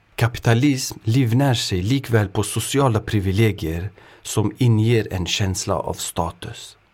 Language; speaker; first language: Swedish; native; Swedish